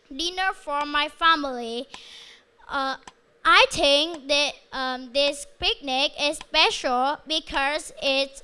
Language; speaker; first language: English; non-native, learner; Vietnamese